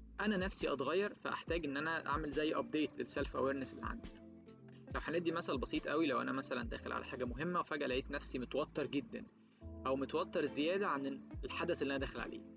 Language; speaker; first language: Arabic; native; Arabic